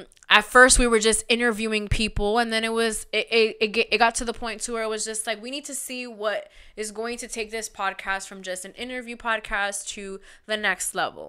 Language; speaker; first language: English; early bilingual, other home language; Spanish